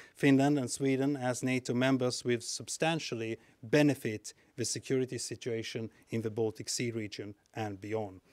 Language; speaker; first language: English; non-native, fluent; Swedish